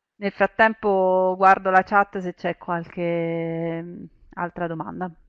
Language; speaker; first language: Italian; native; Italian